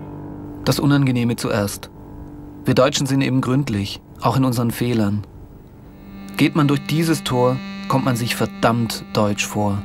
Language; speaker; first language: German; native; German